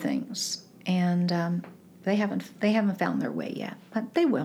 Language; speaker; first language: English; native; English